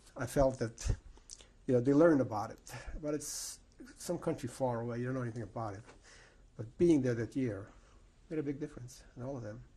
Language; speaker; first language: English; early bilingual, other home language; Yiddish